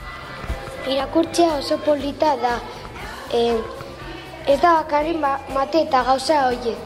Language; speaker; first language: Basque; non-native, local second language; Spanish